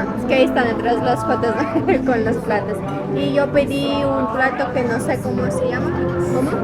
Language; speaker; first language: Spanish; non-native, fluent; Ukrainian